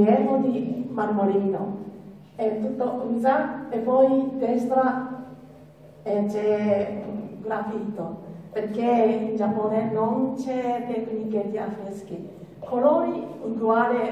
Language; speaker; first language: Italian; non-native, learner; Japanese